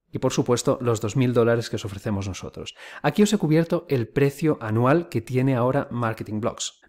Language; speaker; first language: Spanish; native; Spanish